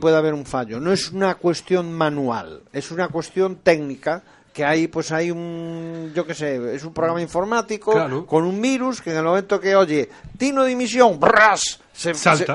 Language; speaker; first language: Spanish; native; Spanish